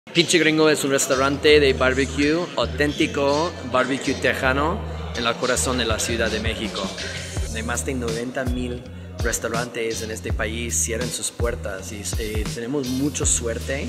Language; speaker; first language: Spanish; non-native, fluent; English